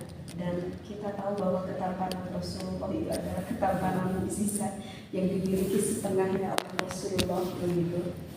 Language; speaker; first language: Indonesian; native; Indonesian